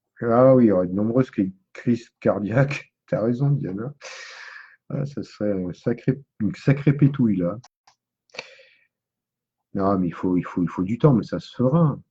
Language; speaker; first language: French; native; French